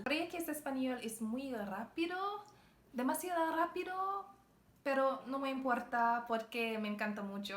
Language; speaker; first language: Spanish; non-native, learner; English